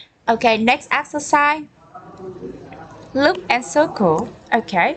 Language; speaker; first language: English; non-native, learner; Vietnamese